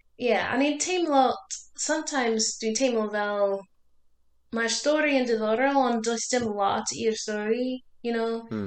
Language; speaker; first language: Welsh; non-native, learner; English